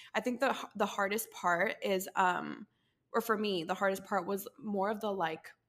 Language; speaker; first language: English; non-native, fluent; Spanish